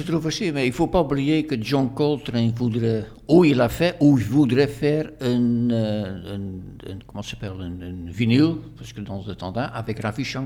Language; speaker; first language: French; non-native, fluent; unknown